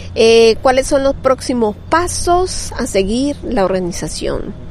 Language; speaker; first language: Spanish; native; Spanish